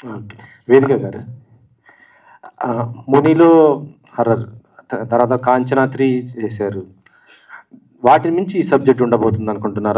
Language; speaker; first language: Telugu; native; Telugu